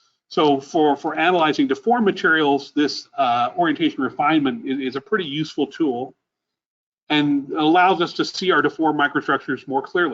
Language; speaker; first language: English; native; English